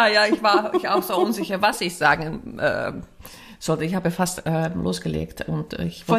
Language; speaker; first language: German; non-native, fluent; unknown